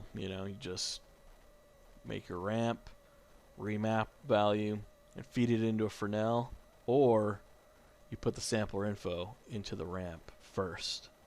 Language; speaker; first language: English; native; English